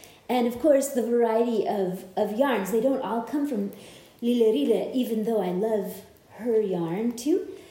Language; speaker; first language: English; native; English